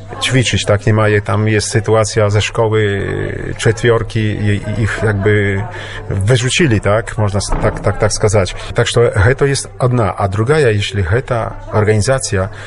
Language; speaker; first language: Polish; non-native, learner; Belarusian